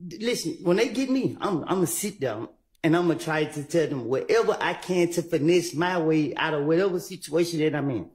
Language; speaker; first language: English; native; English